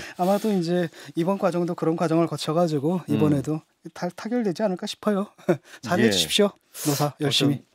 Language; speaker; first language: Korean; native; Korean